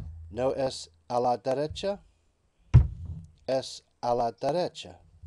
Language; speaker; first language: Spanish; non-native, learner; English